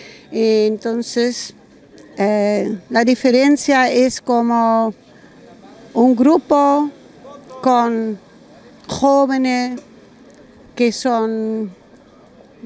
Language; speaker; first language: Spanish; non-native, learner; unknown